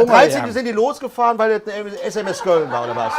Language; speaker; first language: German; native; German